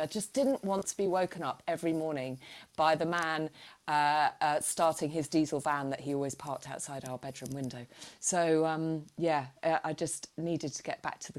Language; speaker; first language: English; native; English